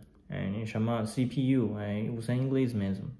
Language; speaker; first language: Portuguese; non-native, fluent; Chinese